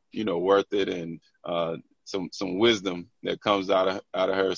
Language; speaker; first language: English; native; English